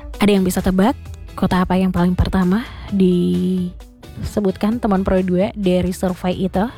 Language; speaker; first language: Indonesian; native; Indonesian